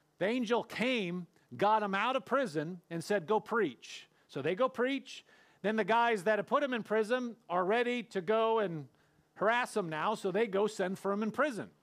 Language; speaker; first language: English; native; English